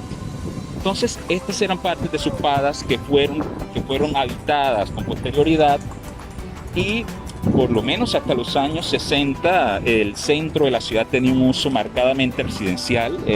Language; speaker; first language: Spanish; native; Spanish